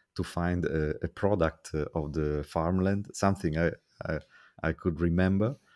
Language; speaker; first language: English; non-native, fluent; Italian